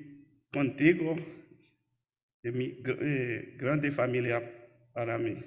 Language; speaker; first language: Spanish; non-native, learner; Haitian Creole